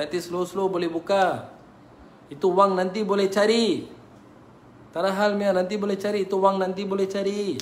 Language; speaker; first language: Malay; non-native, local second language; Tamil